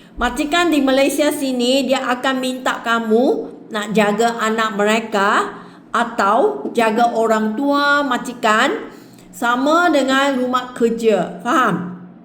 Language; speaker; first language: Malay; native; Malay